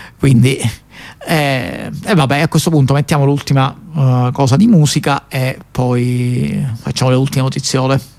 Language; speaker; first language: Italian; native; Italian